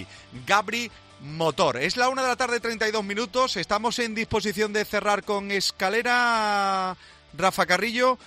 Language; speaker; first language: Spanish; native; Spanish